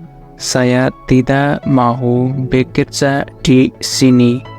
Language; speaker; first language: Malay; non-native, fluent; Nepali